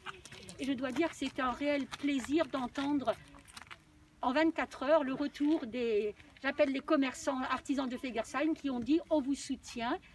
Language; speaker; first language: French; native; French